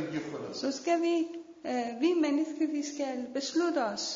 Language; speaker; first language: Danish; non-native, fluent; Persian